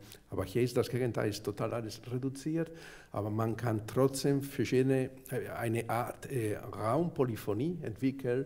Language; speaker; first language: German; non-native, fluent; Spanish